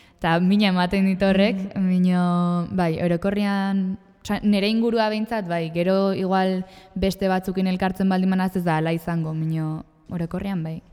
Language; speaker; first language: Basque; native; Basque